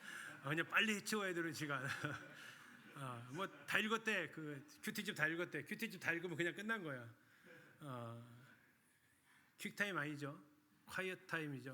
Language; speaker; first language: Korean; native; Korean